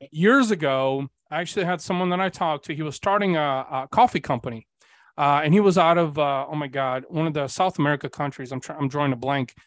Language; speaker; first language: English; early bilingual, other home language; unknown